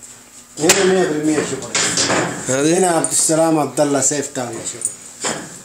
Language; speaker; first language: Arabic; non-native, learner; Bangla